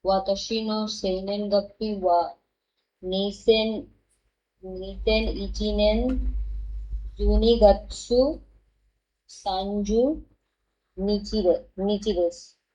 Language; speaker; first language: Japanese; non-native, learner; Bangla